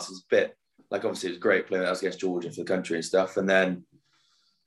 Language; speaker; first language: English; native; English